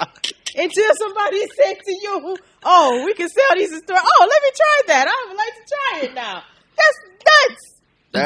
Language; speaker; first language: English; native; English